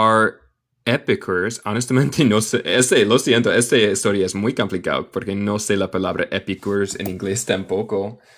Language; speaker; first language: Spanish; non-native, learner; English